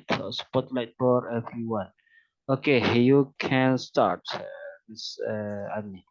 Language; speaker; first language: English; non-native, learner; Indonesian